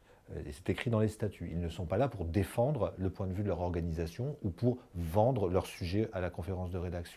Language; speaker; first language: French; native; French